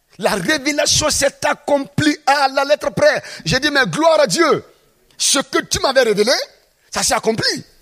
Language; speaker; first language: French; non-native, local second language; Mossi